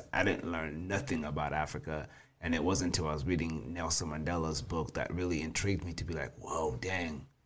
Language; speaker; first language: English; early bilingual, other home language; Swahili